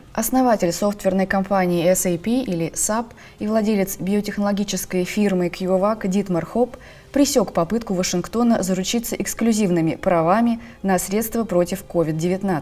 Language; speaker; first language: Russian; native; Russian